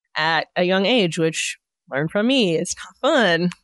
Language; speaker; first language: English; native; English